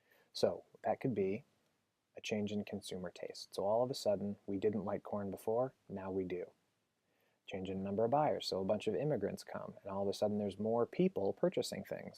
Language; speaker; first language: English; native; English